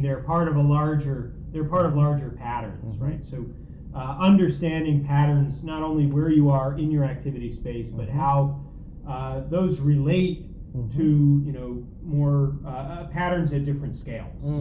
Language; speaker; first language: English; native; English